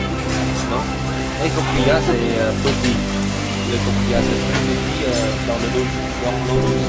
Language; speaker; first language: French; non-native, learner; Khmer